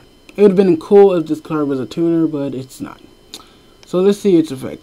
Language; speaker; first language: English; native; English